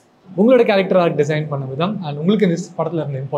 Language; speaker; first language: Tamil; native; Tamil